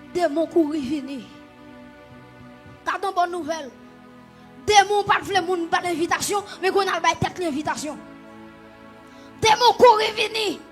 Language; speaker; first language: French; non-native, local second language; Haitian Creole